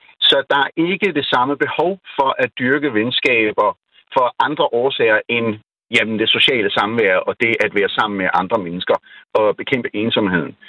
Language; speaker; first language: Danish; non-native, fluent; Urdu